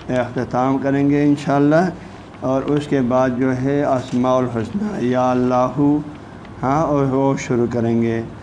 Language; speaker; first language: Urdu; non-native, local second language; Balti